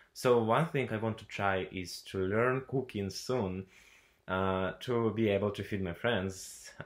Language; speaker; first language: English; non-native, fluent; Russian